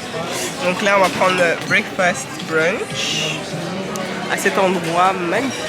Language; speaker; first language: French; native; French